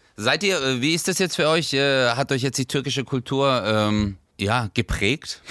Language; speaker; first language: German; early bilingual, other home language; Turkish